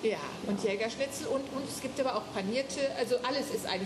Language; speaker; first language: German; native; German